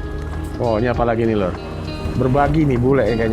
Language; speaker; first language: Indonesian; native; Indonesian